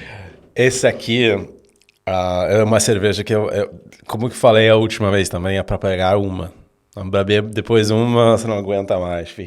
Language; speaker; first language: Portuguese; non-native, fluent; Swedish